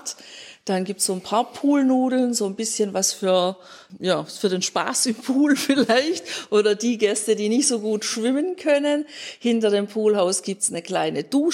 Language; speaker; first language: German; native; German